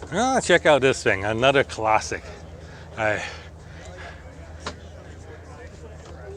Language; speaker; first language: English; native; English